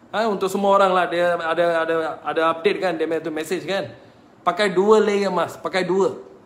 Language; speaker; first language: Malay; non-native, local second language; Tamil